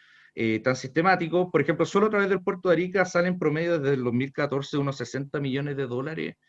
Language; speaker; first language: Spanish; native; Spanish